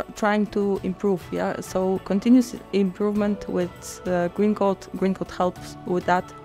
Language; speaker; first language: English; non-native, learner; Polish